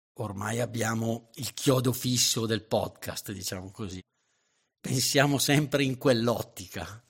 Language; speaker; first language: Italian; native; Italian